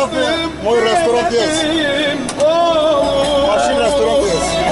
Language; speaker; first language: Russian; non-native, learner; Turkish